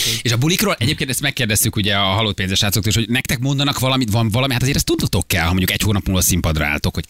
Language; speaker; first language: Hungarian; native; Hungarian